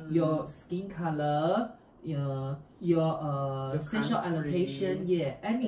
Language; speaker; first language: English; non-native, learner; Thai